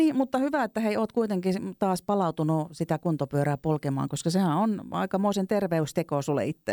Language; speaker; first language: Finnish; native; Finnish